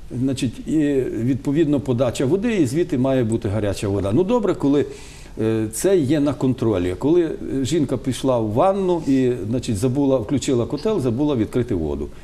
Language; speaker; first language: Ukrainian; native; Ukrainian